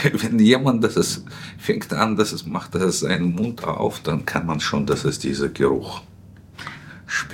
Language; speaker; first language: German; non-native, fluent; Russian